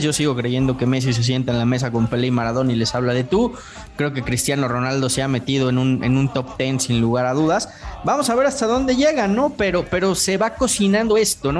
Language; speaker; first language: Spanish; native; Spanish